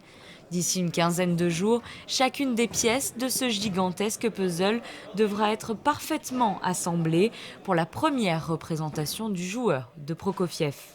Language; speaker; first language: French; native; French